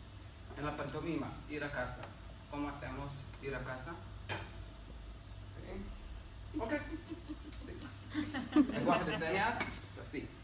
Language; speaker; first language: Spanish; non-native, learner; Hebrew